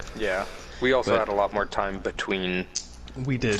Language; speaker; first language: English; native; English